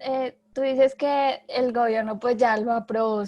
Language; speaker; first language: Spanish; native; Spanish